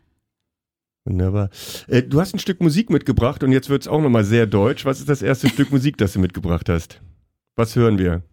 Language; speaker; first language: German; native; German